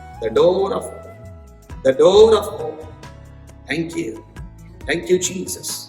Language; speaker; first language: English; non-native, local second language; Tamil